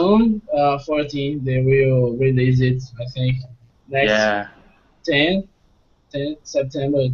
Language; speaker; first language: English; non-native, fluent; Portuguese